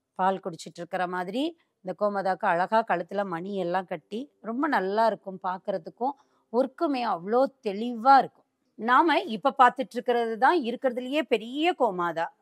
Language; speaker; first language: Tamil; native; Tamil